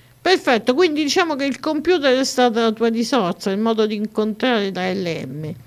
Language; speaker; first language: Italian; native; Italian